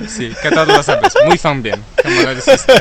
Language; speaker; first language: Spanish; non-native, learner; Polish